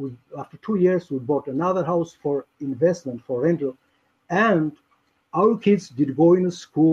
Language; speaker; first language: English; non-native, fluent; Albanian